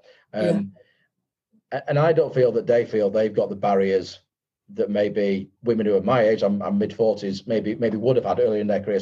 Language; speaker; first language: English; native; English